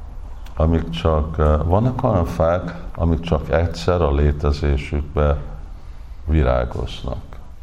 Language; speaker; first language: Hungarian; early bilingual, heritage; English